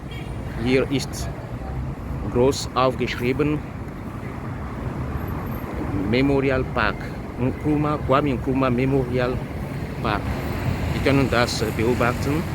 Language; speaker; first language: German; non-native, fluent; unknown